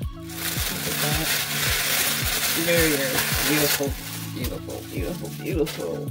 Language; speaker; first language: English; native; English